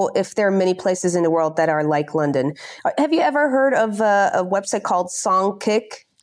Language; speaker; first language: English; non-native, fluent; Dutch